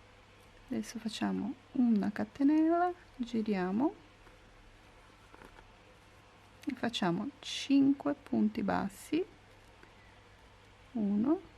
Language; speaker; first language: Italian; non-native, learner; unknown